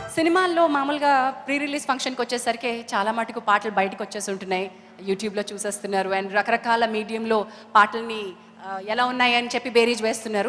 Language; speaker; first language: Telugu; native; Telugu